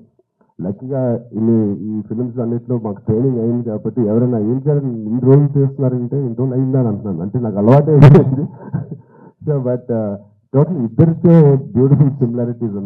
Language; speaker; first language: Telugu; native; Telugu